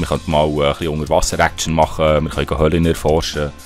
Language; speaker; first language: German; native; German